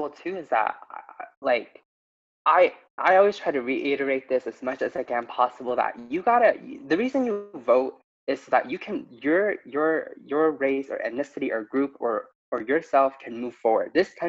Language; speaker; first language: English; native; English